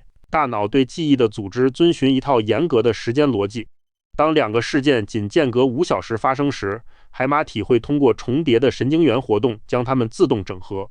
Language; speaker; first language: Chinese; native; Chinese